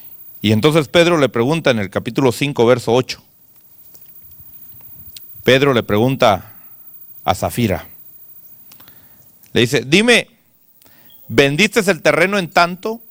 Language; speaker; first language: Spanish; native; Spanish